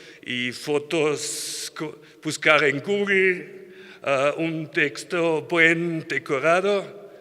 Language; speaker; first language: Spanish; non-native, learner; German